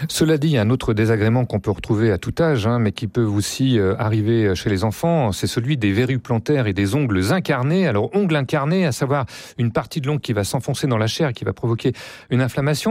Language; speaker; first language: French; native; French